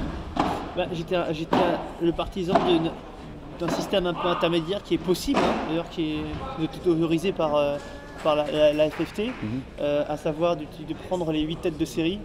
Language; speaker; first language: French; native; French